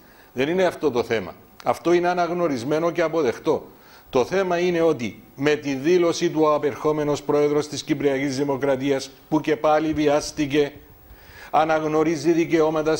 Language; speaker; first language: Greek; native; Greek